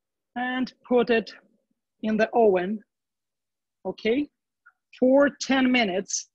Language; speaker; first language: English; non-native, learner; Ukrainian